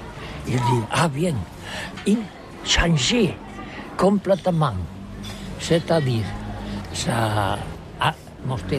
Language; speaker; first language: French; non-native, learner; Catalan